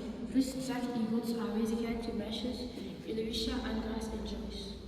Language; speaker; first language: Dutch; early bilingual, other home language; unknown